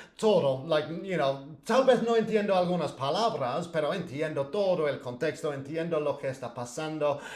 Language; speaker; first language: Spanish; non-native, fluent; English